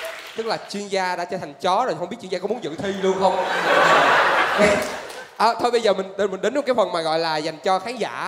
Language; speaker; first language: Vietnamese; native; Vietnamese